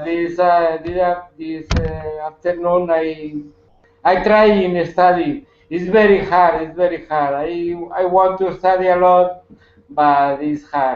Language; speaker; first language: English; non-native, learner; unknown